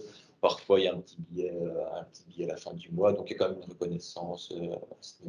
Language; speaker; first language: French; native; French